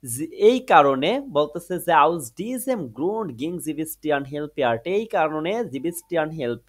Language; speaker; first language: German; non-native, fluent; Bangla